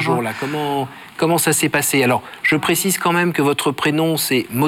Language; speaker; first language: French; native; French